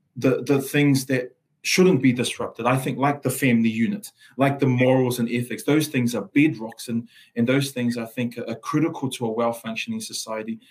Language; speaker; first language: English; non-native, local second language; Samoan